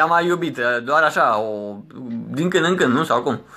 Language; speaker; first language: Romanian; native; Romanian